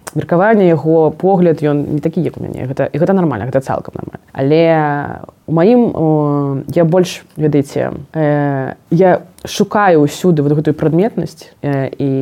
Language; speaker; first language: Belarusian; non-native, local second language; Russian